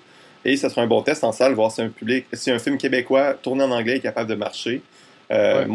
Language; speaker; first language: French; native; French